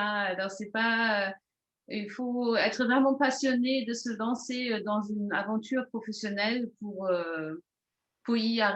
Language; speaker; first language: French; non-native, fluent; German